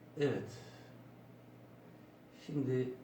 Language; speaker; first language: Turkish; native; Turkish